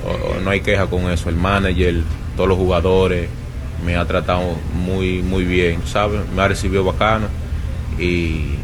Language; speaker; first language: Spanish; early bilingual, heritage; Spanish